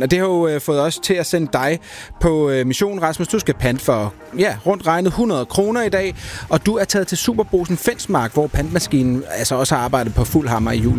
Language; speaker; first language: Danish; native; Danish